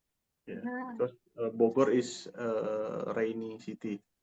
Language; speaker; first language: English; non-native, learner; Indonesian